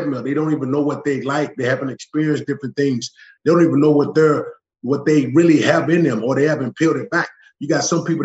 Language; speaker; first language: English; native; English